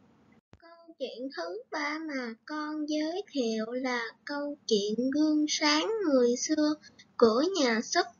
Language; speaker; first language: Vietnamese; native; Vietnamese